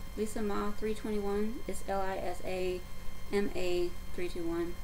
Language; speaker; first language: English; native; English